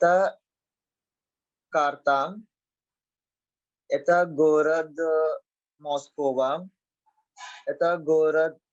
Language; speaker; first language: Russian; non-native, learner; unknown